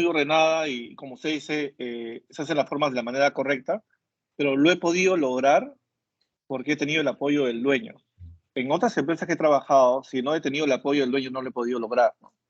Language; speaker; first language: Spanish; native; Spanish